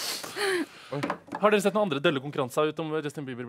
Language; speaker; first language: Norwegian; native; Norwegian